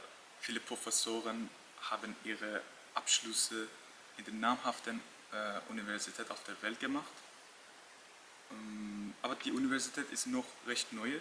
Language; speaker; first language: German; non-native, fluent; Persian